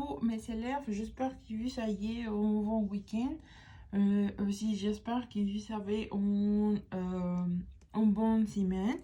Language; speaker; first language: French; non-native, fluent; Spanish